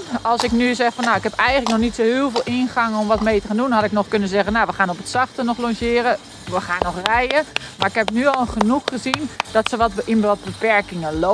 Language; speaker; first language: Dutch; native; Dutch